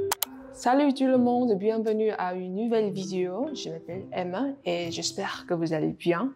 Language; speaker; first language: French; non-native, learner; Vietnamese